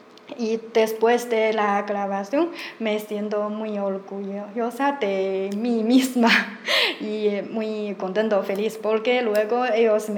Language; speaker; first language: Spanish; non-native, learner; Chinese